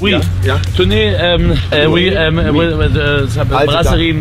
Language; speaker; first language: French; non-native, learner; German